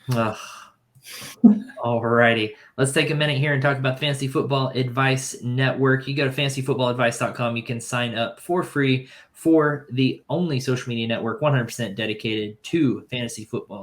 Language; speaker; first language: English; native; English